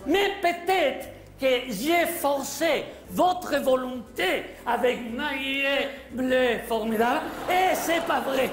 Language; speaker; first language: French; non-native, learner; Spanish